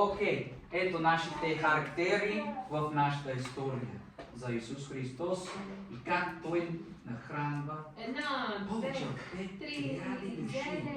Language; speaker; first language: Bulgarian; non-native, fluent; English